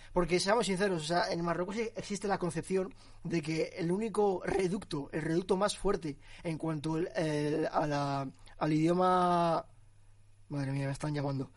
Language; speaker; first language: Spanish; early bilingual, other home language; Arabic